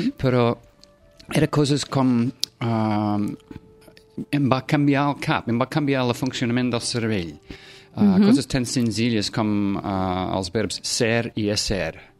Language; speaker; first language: Catalan; non-native, fluent; English